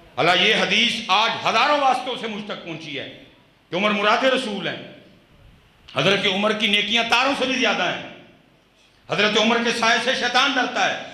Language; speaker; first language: Urdu; non-native, local second language; Punjabi